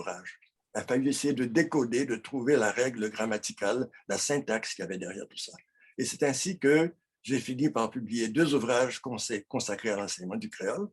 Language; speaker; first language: French; non-native, local second language; Haitian Creole